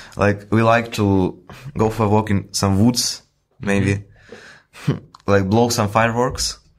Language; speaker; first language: English; non-native, fluent; Ukrainian